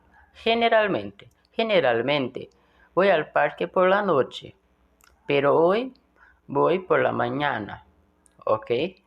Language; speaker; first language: Spanish; non-native, learner; Portuguese